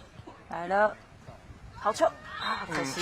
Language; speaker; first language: Chinese; native; Chinese